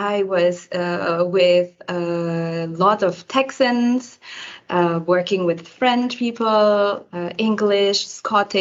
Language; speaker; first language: English; non-native, fluent; Indonesian